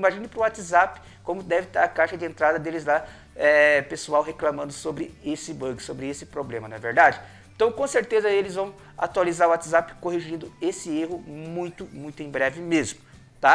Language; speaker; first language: Portuguese; native; Portuguese